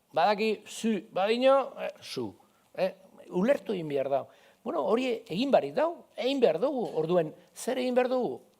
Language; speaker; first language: Basque; non-native, local second language; Spanish